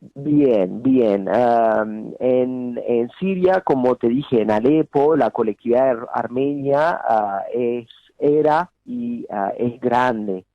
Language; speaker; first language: Spanish; non-native, fluent; Armenian